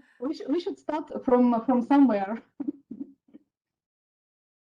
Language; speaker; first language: English; non-native, fluent; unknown